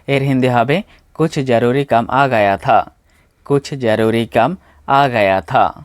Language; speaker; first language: Hindi; non-native, fluent; Bangla